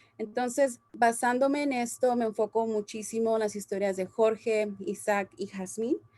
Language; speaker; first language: Spanish; early bilingual, heritage; Spanish